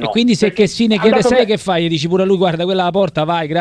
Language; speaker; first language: Italian; native; Italian